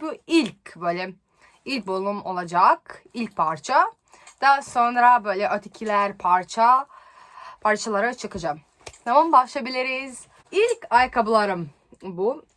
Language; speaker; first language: Turkish; non-native, learner; Serbian